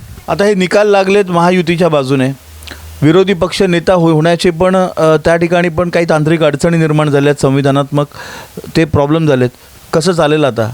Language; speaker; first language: Marathi; native; Marathi